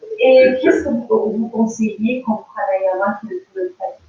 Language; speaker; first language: French; non-native, learner; Russian